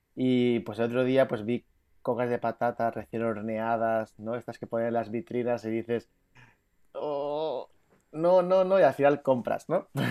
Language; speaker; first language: Spanish; native; Spanish